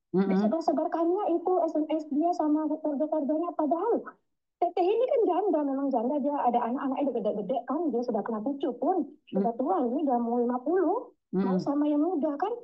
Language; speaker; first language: Indonesian; native; Indonesian